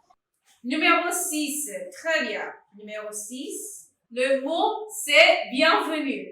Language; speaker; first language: French; non-native, fluent; English